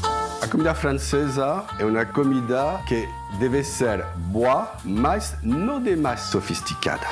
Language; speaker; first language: Portuguese; non-native, learner; French